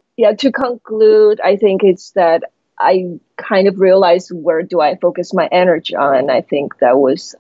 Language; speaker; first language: English; non-native, fluent; Chinese